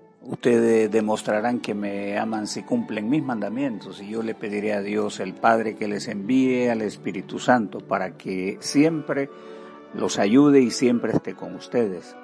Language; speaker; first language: Spanish; native; Spanish